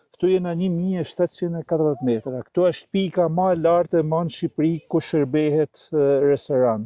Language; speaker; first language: Albanian; native; Albanian